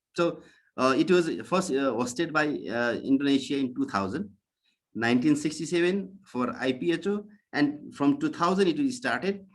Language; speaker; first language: English; non-native, local second language; Nepali